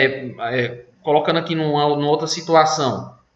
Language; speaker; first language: Portuguese; native; Portuguese